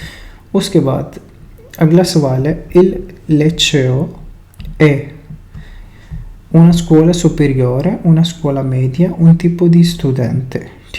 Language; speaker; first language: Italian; non-native, fluent; Urdu